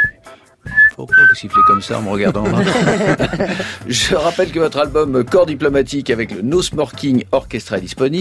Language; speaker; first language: French; native; French